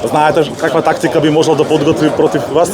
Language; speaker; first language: Macedonian; native; Macedonian